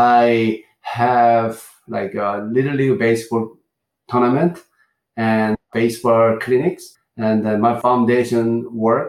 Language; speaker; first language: English; non-native, learner; Korean